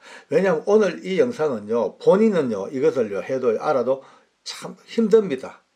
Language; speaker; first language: Korean; native; Korean